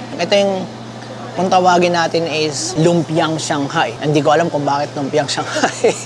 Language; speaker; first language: Filipino; native; Filipino